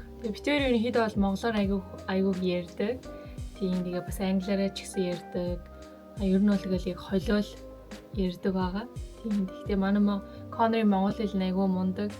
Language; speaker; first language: Mongolian; native; Mongolian